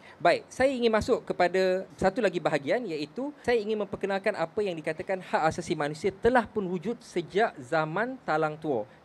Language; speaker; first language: Malay; native; Malay